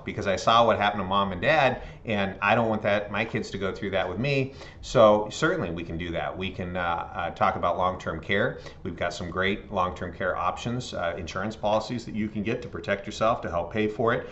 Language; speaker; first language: English; native; English